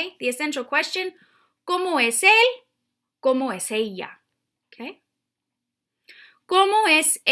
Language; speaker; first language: Spanish; non-native, fluent; English